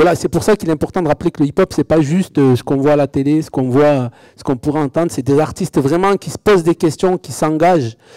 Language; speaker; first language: French; native; French